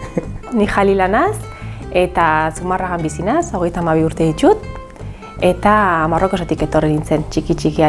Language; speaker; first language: Basque; early bilingual, other home language; Arabic